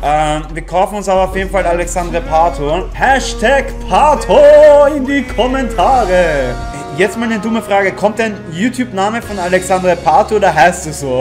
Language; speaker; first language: German; native; German